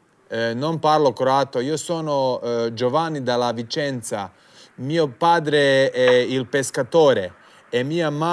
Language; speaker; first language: Italian; non-native, learner; Croatian